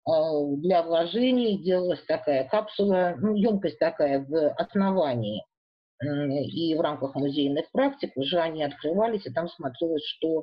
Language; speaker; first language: Russian; native; Russian